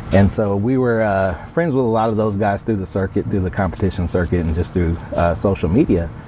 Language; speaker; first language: English; native; English